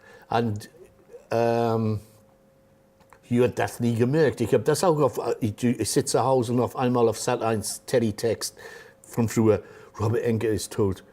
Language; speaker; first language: German; non-native, fluent; English